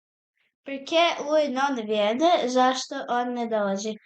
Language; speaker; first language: Italian; non-native, learner; Serbian